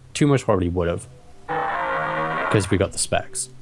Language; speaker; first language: English; native; English